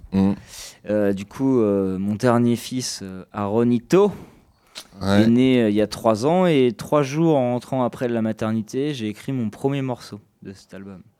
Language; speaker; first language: French; native; French